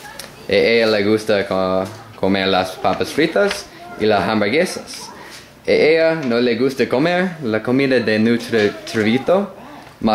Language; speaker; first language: Spanish; non-native, learner; English